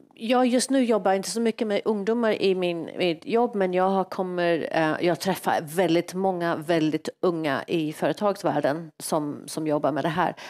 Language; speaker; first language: Swedish; non-native, fluent; English